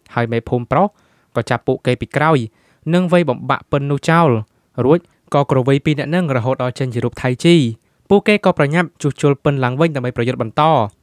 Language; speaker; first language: Khmer; native; Khmer